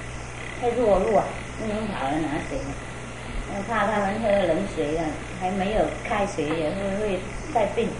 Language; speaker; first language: Chinese; non-native, fluent; Vietnamese